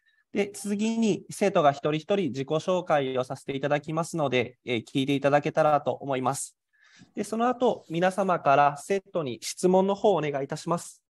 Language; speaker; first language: Japanese; native; Japanese